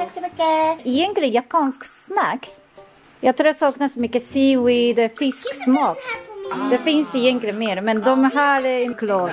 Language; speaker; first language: Swedish; non-native, learner; Japanese